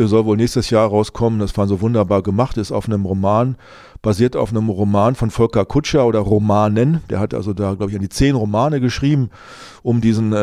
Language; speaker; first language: German; native; German